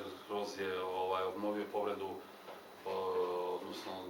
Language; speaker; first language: Serbian; native; Serbian